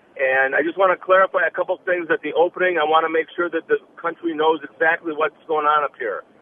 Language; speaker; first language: English; native; English